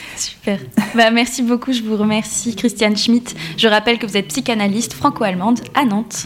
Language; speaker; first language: French; native; French